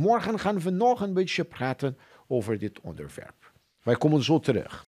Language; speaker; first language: Dutch; non-native, fluent; Portuguese